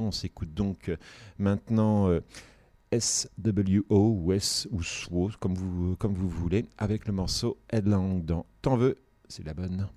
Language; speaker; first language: French; native; French